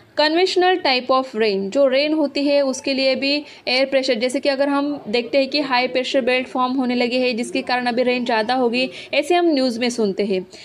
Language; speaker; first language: Hindi; non-native, local second language; Marathi